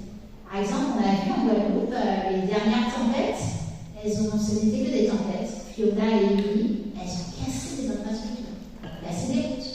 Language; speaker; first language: French; native; French